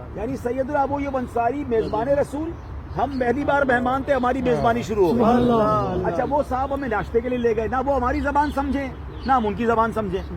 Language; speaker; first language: Urdu; native; Urdu